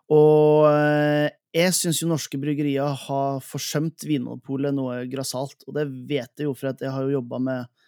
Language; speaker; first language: Norwegian; native; Norwegian